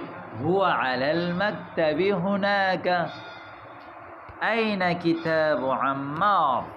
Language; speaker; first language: Arabic; non-native, fluent; Urdu